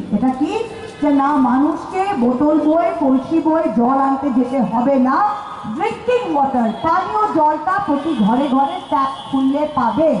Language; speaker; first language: Bangla; native; Bangla